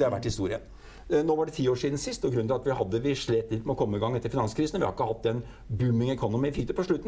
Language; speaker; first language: Norwegian; native; Norwegian